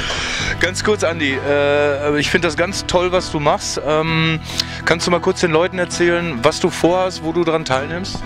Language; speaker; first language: German; native; German